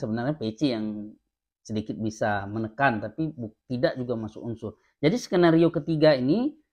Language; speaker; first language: Indonesian; native; Indonesian